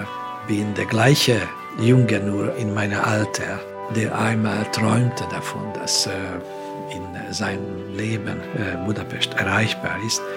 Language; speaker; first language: German; non-native, fluent; Hungarian